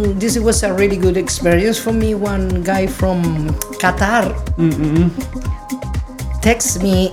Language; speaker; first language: English; non-native, fluent; Spanish